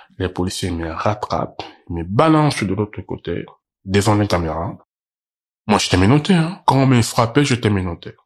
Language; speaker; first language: French; non-native, local second language; Portuguese